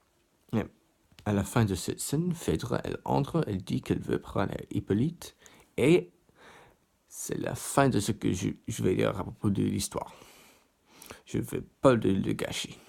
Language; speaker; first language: French; non-native, learner; English